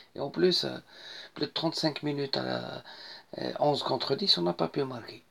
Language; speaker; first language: French; non-native, local second language; Arabic